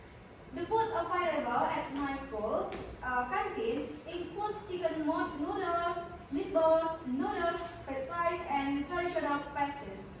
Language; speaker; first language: English; non-native, learner; Indonesian